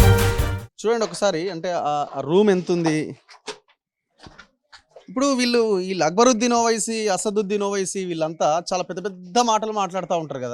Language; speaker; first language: Telugu; native; Telugu